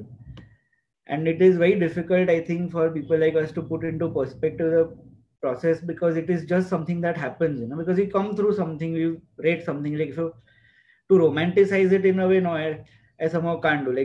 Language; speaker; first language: English; non-native, local second language; Gujarati